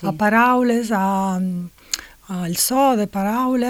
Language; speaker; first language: Catalan; non-native, fluent; Italian